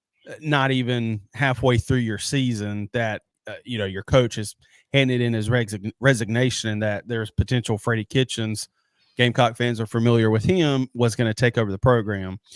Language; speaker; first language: English; native; English